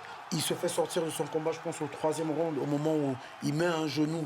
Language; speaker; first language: French; native; French